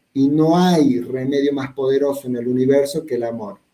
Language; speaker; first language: Spanish; native; Spanish